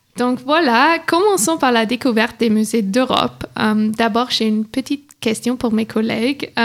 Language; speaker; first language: French; non-native, fluent; German